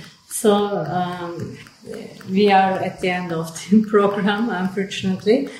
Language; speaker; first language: English; non-native, fluent; Turkish